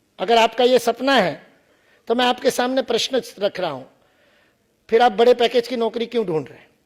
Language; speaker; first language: Hindi; non-native, local second language; Marathi